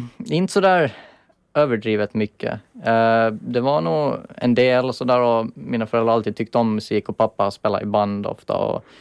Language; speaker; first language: Swedish; native; Swedish